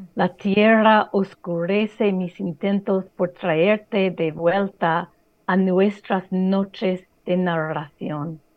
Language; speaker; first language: Spanish; non-native, fluent; English